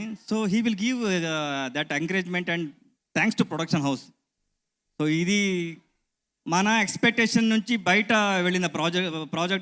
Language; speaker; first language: Telugu; non-native, learner; Kannada